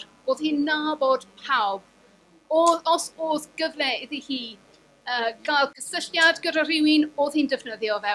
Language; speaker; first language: Welsh; non-native, fluent; English